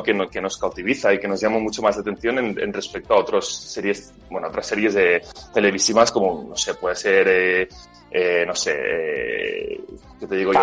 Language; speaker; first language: Spanish; native; Spanish